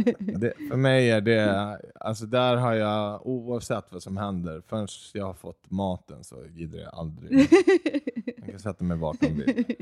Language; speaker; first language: Swedish; early bilingual, other home language; Serbian